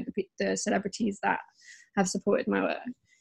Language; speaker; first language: English; native; English